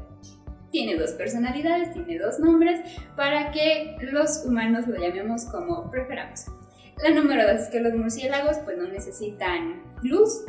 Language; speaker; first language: Spanish; native; Spanish